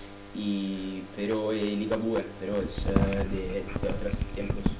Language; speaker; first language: Spanish; non-native, learner; Italian